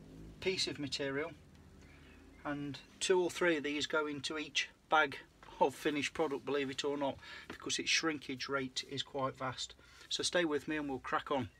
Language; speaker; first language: English; native; English